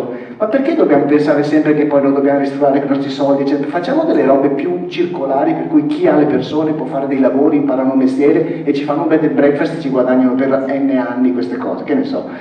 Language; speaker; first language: Italian; native; Italian